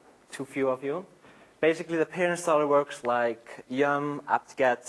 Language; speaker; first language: English; non-native, fluent; Icelandic